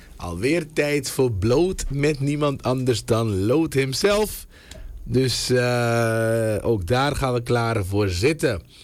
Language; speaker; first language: Dutch; native; Dutch